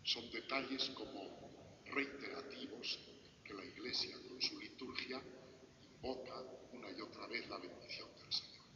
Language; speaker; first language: Spanish; native; Spanish